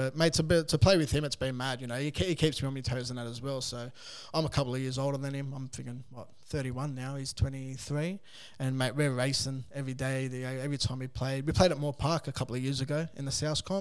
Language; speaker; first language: English; native; English